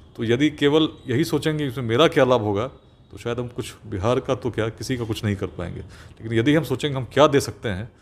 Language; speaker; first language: Hindi; native; Hindi